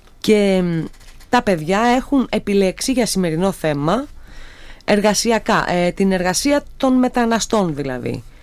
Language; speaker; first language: Greek; native; Greek